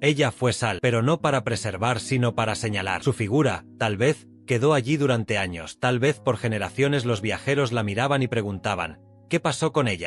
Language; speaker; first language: Spanish; native; Spanish